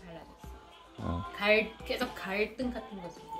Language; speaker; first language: Korean; non-native, fluent; Russian